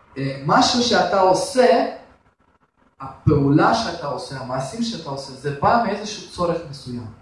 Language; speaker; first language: Hebrew; non-native, fluent; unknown